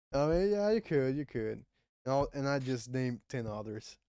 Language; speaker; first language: English; non-native, fluent; Spanish